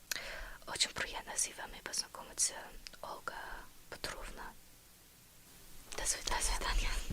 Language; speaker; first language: Russian; non-native, learner; English